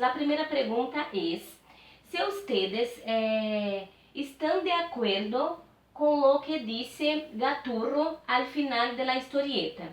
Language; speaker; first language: Spanish; non-native, fluent; Portuguese